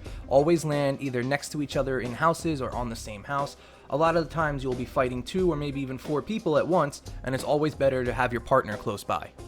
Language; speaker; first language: English; native; English